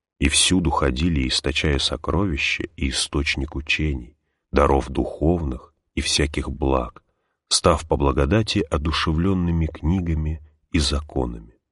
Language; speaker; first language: Russian; native; Russian